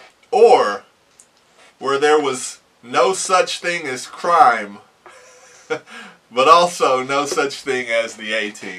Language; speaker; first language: English; native; English